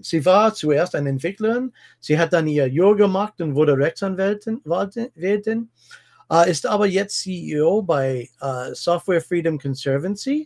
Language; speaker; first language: German; non-native, fluent; English